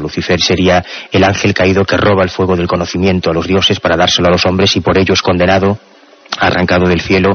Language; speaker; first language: Spanish; native; Spanish